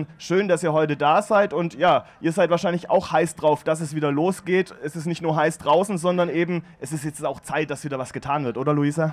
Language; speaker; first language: German; native; German